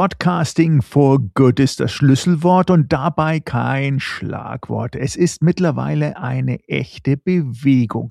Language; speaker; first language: German; native; German